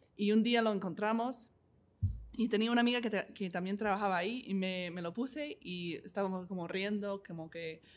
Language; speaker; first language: Spanish; non-native, fluent; English